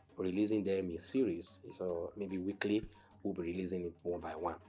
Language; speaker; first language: English; non-native, local second language; Yoruba